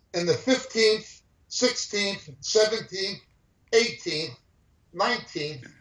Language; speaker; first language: English; native; English